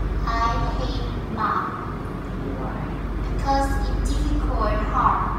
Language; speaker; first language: English; non-native, learner; Vietnamese